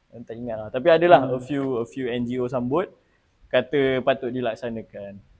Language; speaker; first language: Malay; non-native, local second language; Tamil